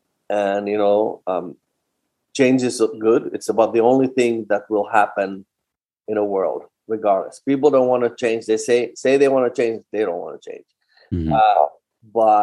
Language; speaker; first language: English; non-native, fluent; Finnish